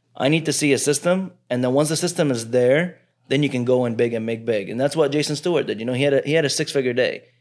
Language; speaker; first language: English; early bilingual, other home language; Arabic